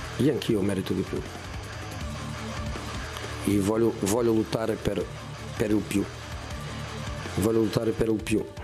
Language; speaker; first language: Italian; non-native, fluent; Portuguese